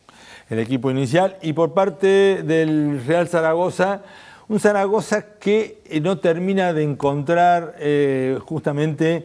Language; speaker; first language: Spanish; native; Spanish